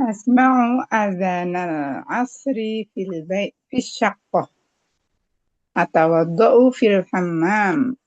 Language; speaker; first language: Arabic; non-native, learner; Indonesian